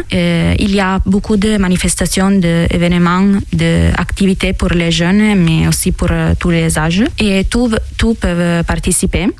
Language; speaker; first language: French; non-native, learner; Italian